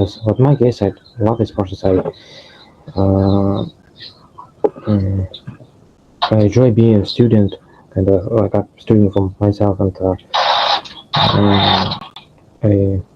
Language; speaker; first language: English; non-native, fluent; Russian